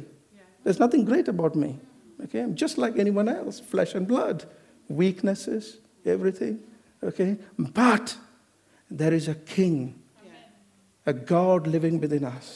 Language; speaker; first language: English; non-native, local second language; Malayalam